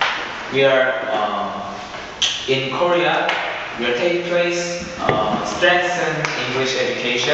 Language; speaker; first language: English; non-native, learner; Korean